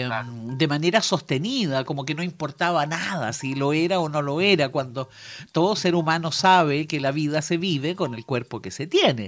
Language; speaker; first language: Spanish; native; Spanish